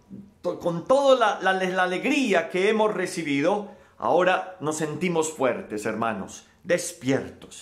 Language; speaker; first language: Spanish; native; Spanish